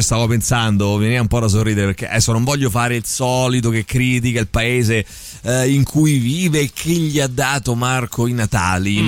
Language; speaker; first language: Italian; native; Italian